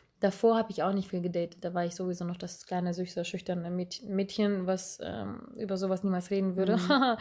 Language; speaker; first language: German; native; German